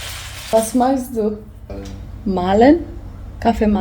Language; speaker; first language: German; non-native, learner; Slovenian